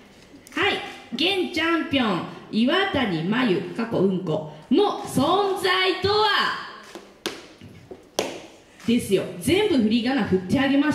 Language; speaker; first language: Japanese; native; Japanese